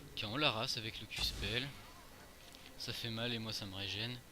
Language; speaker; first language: French; native; French